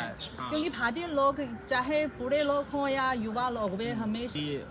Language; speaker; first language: Hindi; non-native, fluent; Chinese